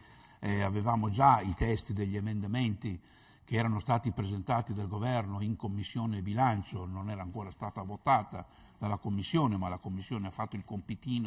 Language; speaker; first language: Italian; native; Italian